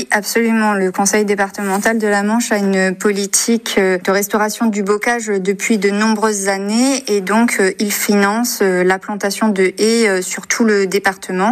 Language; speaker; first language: French; native; French